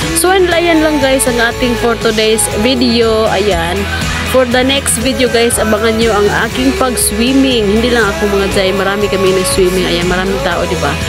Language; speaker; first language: Filipino; non-native, local second language; Cebuano